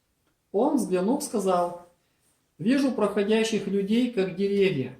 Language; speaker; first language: Russian; native; Russian